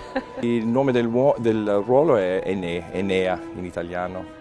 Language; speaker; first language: Italian; non-native, learner; English